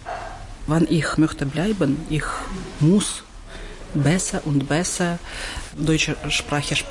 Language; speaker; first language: German; non-native, learner; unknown